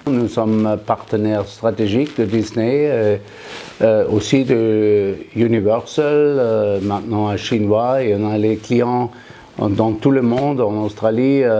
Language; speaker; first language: French; non-native, fluent; German